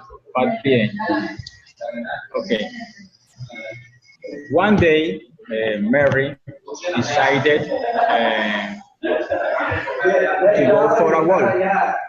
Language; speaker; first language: English; non-native, learner; Spanish